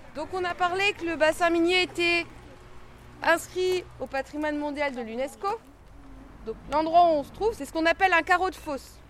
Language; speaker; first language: French; native; French